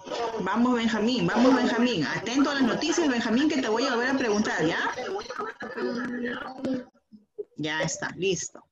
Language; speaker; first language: Spanish; native; Spanish